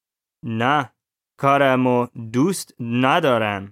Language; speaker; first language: Persian; non-native, learner; English